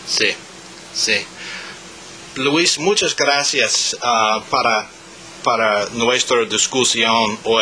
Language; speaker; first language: Spanish; non-native, learner; English